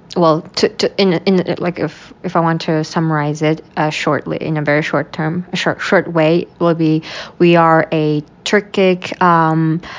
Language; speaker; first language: English; non-native, fluent; Uyghur